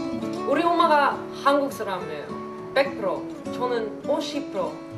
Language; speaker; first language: Korean; non-native, learner; Dutch